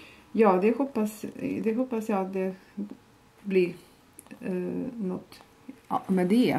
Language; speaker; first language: Swedish; non-native, fluent; Latvian